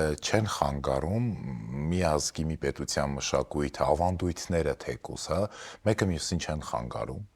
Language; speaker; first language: Armenian; native; Armenian